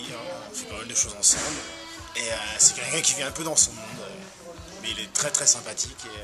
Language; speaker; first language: French; native; French